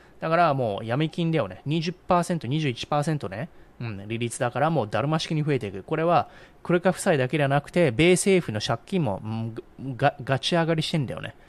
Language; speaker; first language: Japanese; native; Japanese